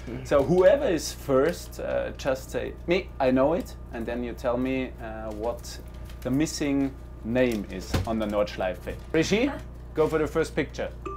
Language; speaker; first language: English; non-native, fluent; German